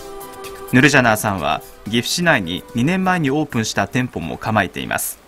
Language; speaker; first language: Japanese; native; Japanese